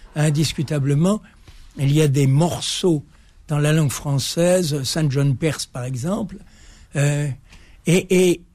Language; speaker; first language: French; native; French